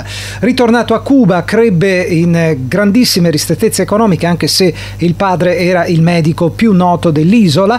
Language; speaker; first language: Italian; native; Italian